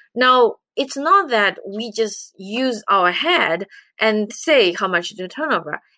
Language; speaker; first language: English; non-native, fluent; Chinese